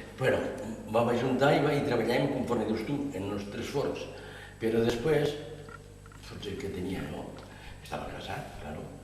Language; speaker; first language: Catalan; native; Catalan